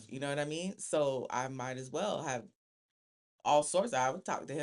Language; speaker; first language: English; native; English